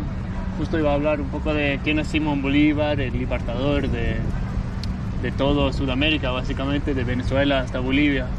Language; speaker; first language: Spanish; non-native, learner; English